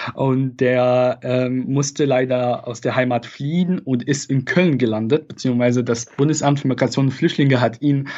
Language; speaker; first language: German; non-native, fluent; Arabic